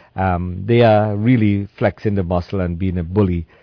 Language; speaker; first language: English; native; English